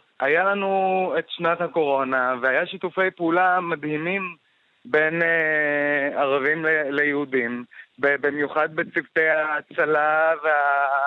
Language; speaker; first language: Hebrew; non-native, local second language; Arabic